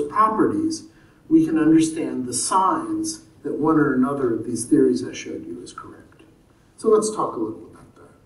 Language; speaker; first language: English; native; English